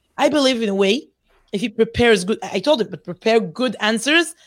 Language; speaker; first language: English; non-native, fluent; Hebrew